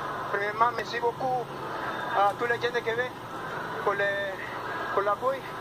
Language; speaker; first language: French; non-native, fluent; Spanish